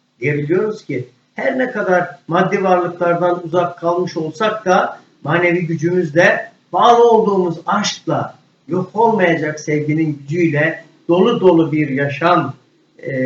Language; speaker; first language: Turkish; native; Turkish